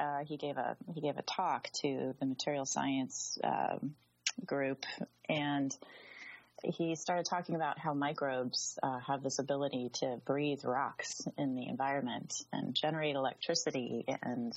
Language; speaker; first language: English; native; English